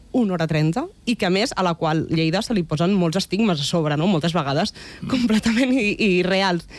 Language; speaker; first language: Catalan; native; Catalan